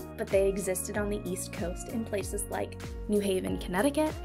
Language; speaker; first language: English; native; English